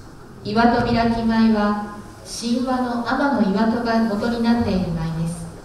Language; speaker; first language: Japanese; native; Japanese